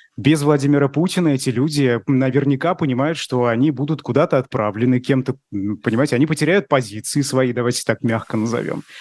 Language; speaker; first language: Russian; native; Russian